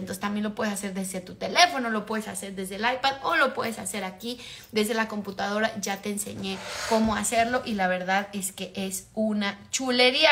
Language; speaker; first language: Spanish; native; Spanish